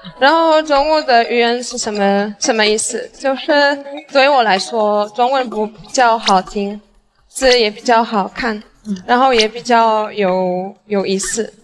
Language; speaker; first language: Chinese; non-native, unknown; Polish